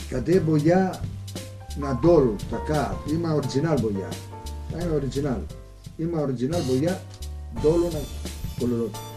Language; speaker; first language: Bulgarian; non-native, learner; Greek